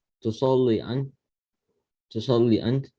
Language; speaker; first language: Arabic; non-native, learner; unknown